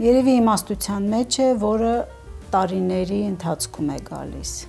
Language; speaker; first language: Armenian; native; Armenian